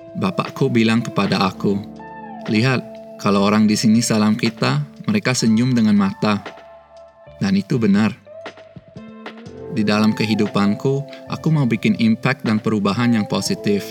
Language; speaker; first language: Indonesian; early bilingual, other home language; Swiss German